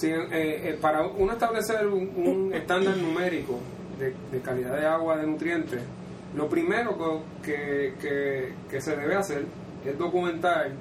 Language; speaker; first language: Spanish; native; Spanish